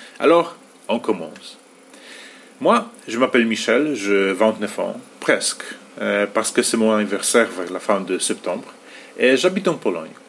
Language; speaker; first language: French; non-native, fluent; Polish